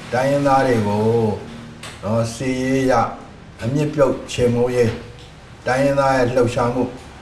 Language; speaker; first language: Burmese; non-native, local second language; Karen languages